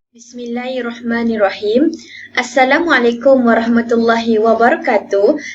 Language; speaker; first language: Malay; native; Malay